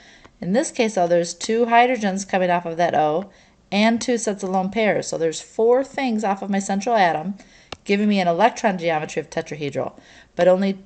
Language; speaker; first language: English; native; English